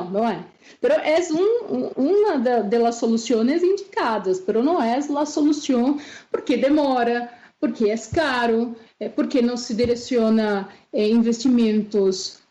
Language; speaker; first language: Spanish; non-native, fluent; Portuguese